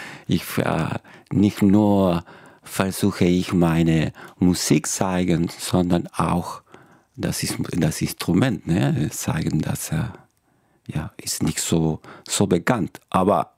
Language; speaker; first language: German; non-native, fluent; Spanish